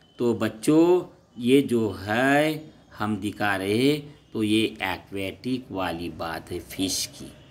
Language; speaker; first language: Hindi; non-native, local second language; Marathi